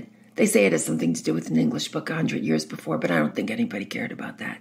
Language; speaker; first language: English; native; English